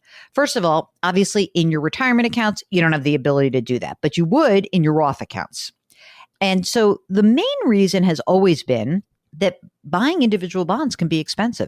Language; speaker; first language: English; native; English